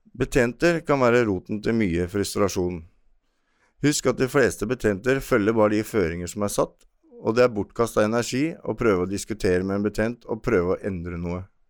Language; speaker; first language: Norwegian; native; Norwegian